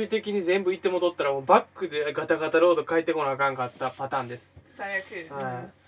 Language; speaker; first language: Japanese; native; Japanese